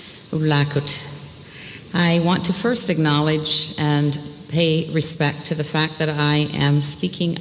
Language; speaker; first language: English; early bilingual, other home language; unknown